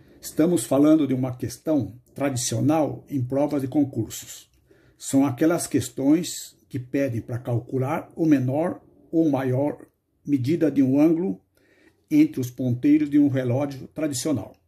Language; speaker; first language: Portuguese; native; Portuguese